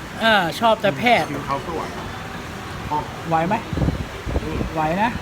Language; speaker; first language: Thai; native; Thai